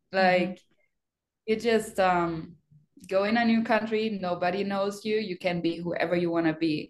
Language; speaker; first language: English; non-native, fluent; German